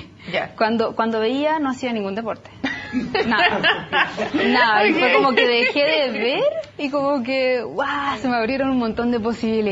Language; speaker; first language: Spanish; native; Spanish